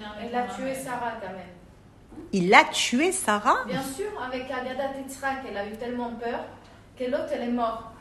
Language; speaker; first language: French; native; French